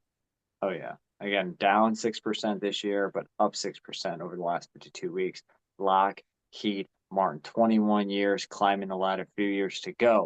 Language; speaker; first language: English; native; English